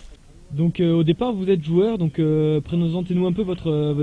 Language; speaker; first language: French; native; French